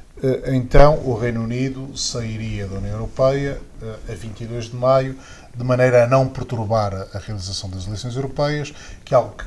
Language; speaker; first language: Portuguese; native; Portuguese